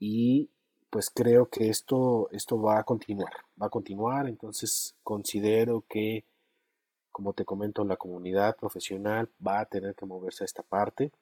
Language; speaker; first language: Spanish; native; Spanish